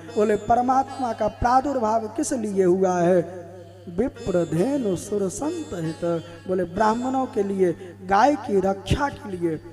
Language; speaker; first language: Hindi; native; Hindi